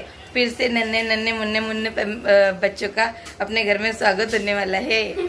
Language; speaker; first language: Hindi; native; Hindi